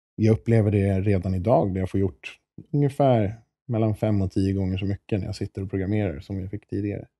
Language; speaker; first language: Swedish; native; Swedish